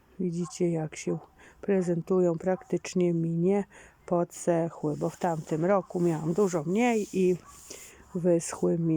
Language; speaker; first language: Polish; native; Polish